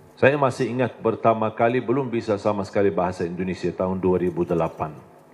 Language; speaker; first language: Indonesian; non-native, fluent; Arabic